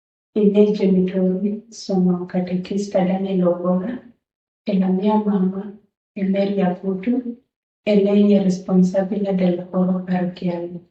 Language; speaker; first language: Italian; non-native, learner; Luo (Kenya and Tanzania)